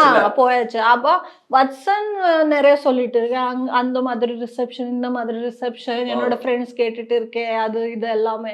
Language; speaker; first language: Tamil; non-native, learner; Malayalam